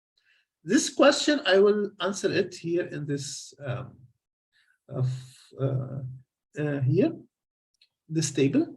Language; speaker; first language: English; non-native, fluent; Arabic